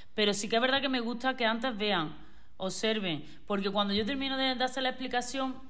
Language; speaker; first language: Spanish; native; Spanish